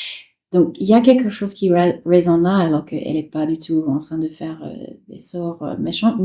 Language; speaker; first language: French; non-native, fluent; English